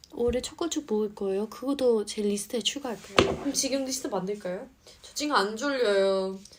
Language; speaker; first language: Korean; non-native, fluent; Vietnamese